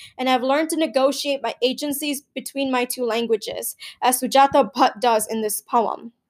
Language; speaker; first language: English; early bilingual, other home language; Gujarati